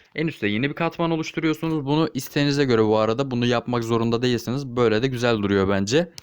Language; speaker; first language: Turkish; native; Turkish